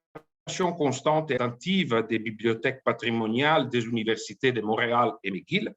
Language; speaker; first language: French; native; French